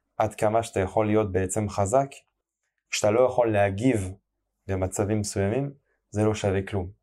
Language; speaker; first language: Hebrew; non-native, fluent; French